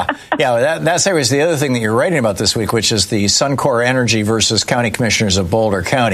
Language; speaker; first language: English; native; English